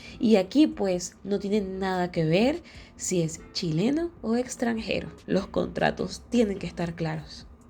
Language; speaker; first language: Spanish; native; Spanish